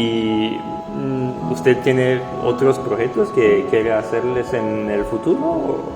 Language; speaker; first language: Spanish; non-native, fluent; French